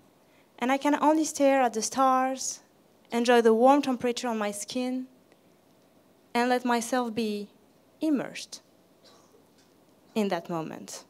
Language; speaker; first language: English; non-native, fluent; French